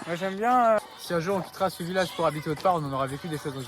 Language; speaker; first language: French; native; French